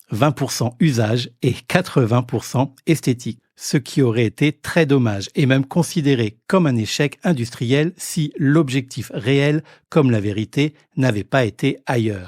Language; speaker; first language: French; native; French